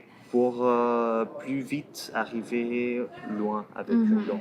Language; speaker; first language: French; non-native, fluent; Portuguese